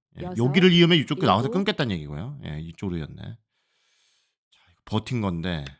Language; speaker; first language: Korean; native; Korean